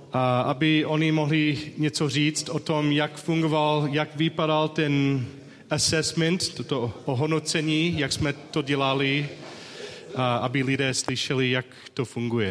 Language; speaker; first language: Czech; non-native, learner; English